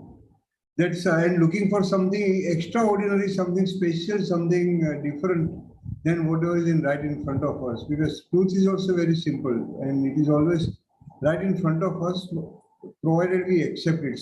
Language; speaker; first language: English; non-native, local second language; Hindi